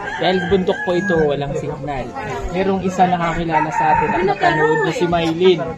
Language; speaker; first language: Filipino; native; Filipino